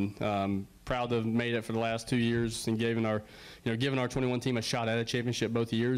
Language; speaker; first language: English; native; English